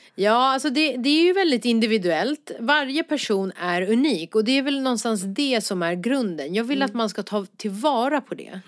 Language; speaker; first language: Swedish; early bilingual, other home language; Persian